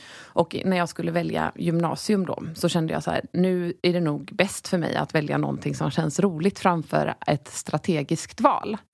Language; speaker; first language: Swedish; native; Swedish